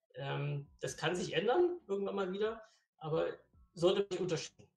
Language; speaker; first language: German; native; German